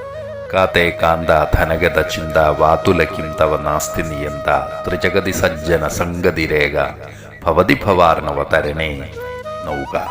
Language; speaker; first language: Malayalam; native; Malayalam